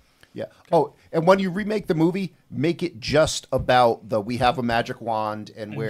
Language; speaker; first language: English; native; English